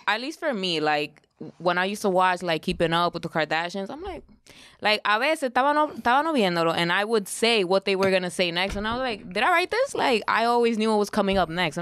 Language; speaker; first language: English; early bilingual, other home language; Spanish